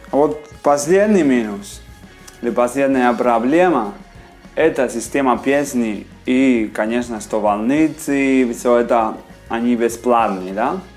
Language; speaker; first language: Russian; non-native, fluent; Spanish